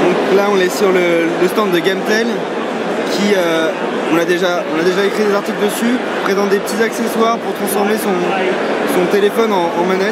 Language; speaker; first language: French; native; French